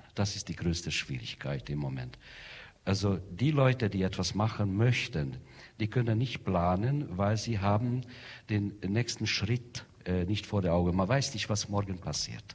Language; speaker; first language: German; non-native, fluent; Hungarian